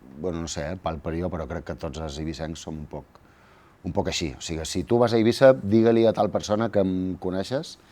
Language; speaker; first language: Catalan; native; Catalan